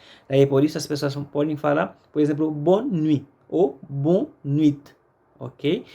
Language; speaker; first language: Portuguese; non-native, fluent; Haitian Creole